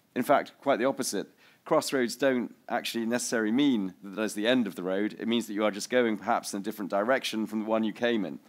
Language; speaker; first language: English; native; English